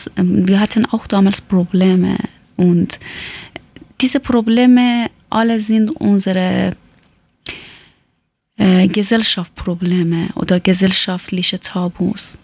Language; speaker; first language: German; non-native, learner; Persian